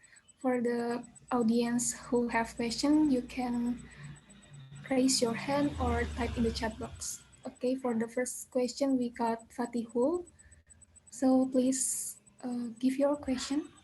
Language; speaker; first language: English; non-native, learner; Indonesian